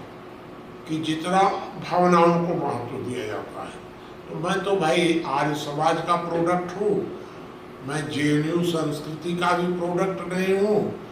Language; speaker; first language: Hindi; native; Hindi